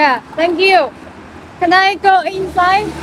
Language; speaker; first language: English; non-native, learner; Chinese